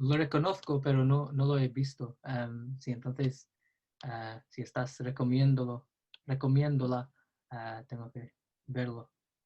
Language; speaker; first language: Spanish; non-native, learner; English